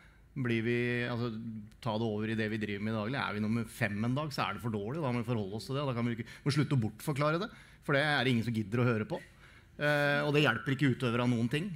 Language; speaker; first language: Norwegian; native; Norwegian